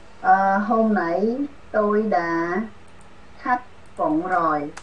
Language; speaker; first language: Vietnamese; non-native, learner; Khmer